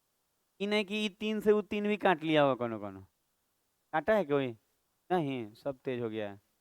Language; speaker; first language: Hindi; native; Hindi